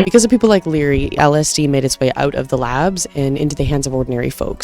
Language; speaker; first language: English; native; English